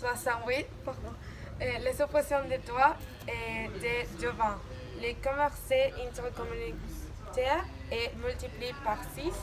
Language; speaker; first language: French; non-native, learner; Spanish